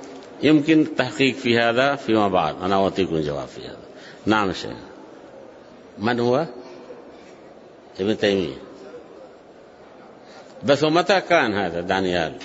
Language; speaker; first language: Arabic; non-native, fluent; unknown